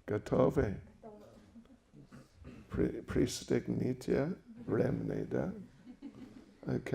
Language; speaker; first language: Russian; non-native, learner; English